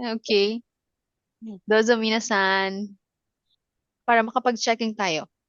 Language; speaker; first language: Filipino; non-native, local second language; Cebuano